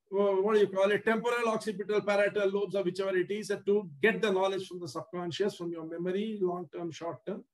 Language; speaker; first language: English; non-native, local second language; Tamil